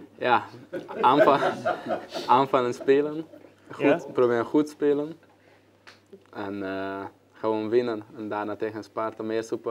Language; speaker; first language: Dutch; non-native, learner; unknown